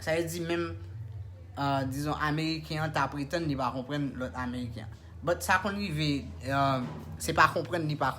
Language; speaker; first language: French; non-native, local second language; Haitian Creole